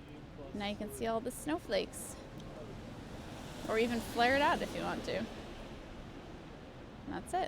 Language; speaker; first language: English; native; English